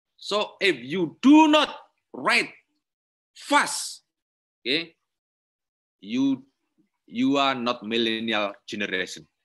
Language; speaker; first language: English; non-native, learner; Indonesian